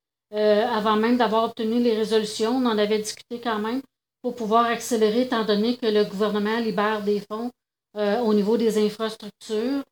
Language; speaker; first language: French; native; French